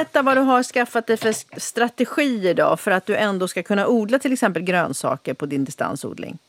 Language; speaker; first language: Swedish; native; Swedish